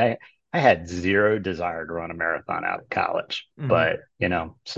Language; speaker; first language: English; native; English